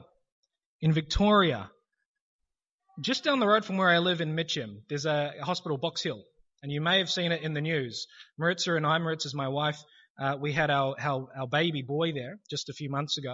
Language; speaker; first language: English; native; English